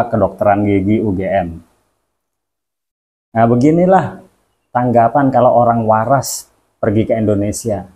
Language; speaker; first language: Indonesian; native; Indonesian